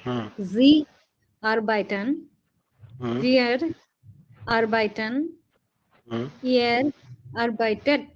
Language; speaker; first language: German; non-native, learner; Hindi